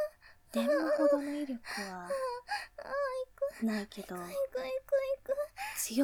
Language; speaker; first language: Japanese; native; Japanese